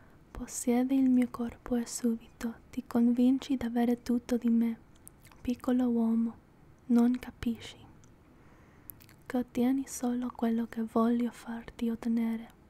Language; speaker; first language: Italian; non-native, learner; English